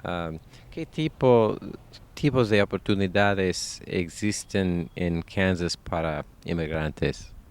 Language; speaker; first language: Spanish; non-native, fluent; English